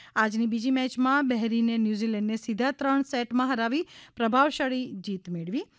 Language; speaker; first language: Gujarati; native; Gujarati